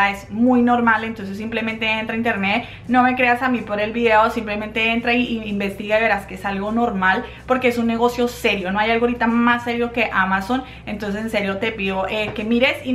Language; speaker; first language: Spanish; native; Spanish